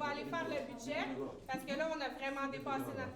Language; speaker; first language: French; native; French